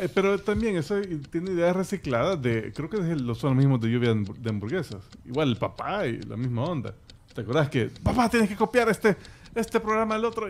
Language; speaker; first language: Spanish; native; Spanish